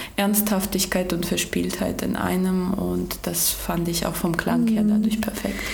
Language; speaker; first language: German; early bilingual, other home language; Georgian